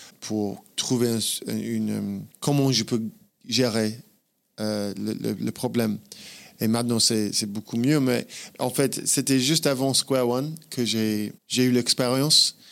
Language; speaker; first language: French; non-native, fluent; English